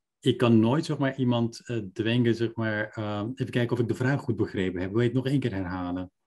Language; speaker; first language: Dutch; early bilingual, other home language; Persian